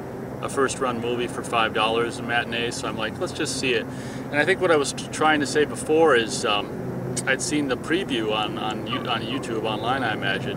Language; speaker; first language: English; native; English